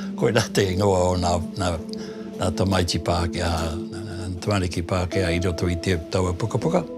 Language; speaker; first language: Māori; native; Māori